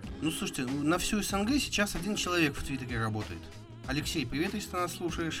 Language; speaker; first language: Russian; native; Russian